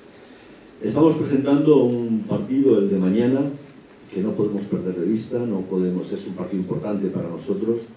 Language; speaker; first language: Spanish; native; Spanish